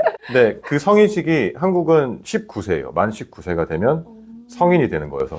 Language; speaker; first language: Korean; native; Korean